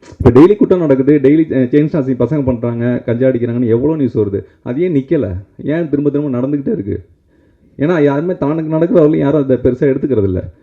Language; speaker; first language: Tamil; native; Tamil